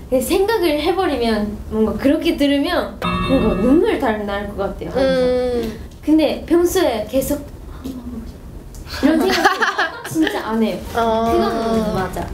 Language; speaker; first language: Korean; non-native, fluent; Japanese